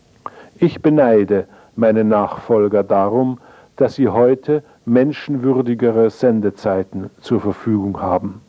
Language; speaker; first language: German; native; German